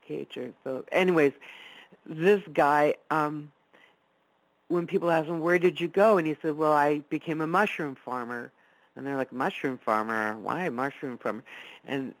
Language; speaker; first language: English; non-native, fluent; Italian